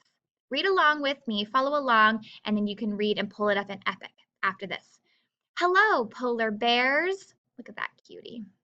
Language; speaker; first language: English; native; English